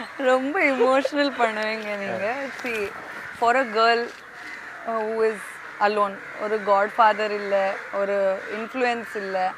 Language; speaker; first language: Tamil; non-native, fluent; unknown